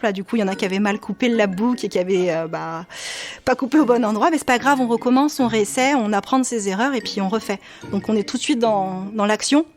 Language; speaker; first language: French; native; French